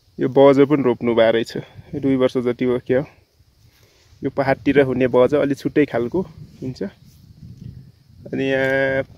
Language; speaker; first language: Nepali; non-native, local second language; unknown